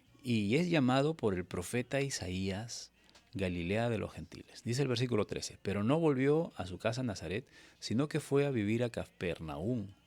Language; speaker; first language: Spanish; native; Spanish